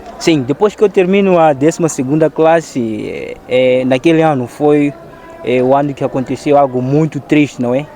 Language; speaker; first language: Portuguese; non-native, local second language; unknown